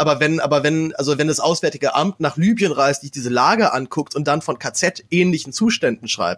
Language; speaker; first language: German; native; German